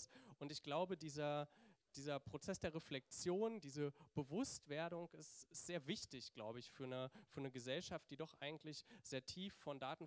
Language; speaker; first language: German; native; German